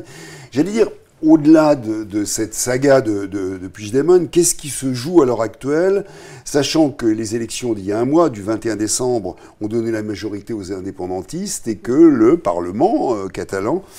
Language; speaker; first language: French; native; French